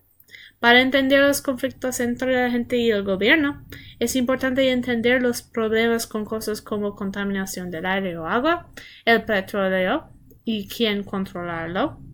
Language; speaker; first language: Spanish; non-native, learner; English